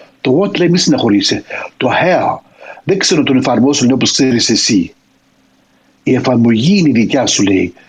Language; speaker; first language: Greek; early bilingual, heritage; Greek